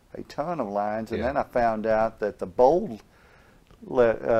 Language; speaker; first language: English; native; English